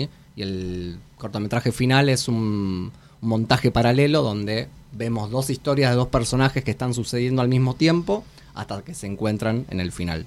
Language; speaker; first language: Spanish; native; Spanish